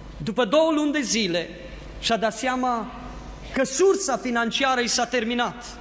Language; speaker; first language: Romanian; native; Romanian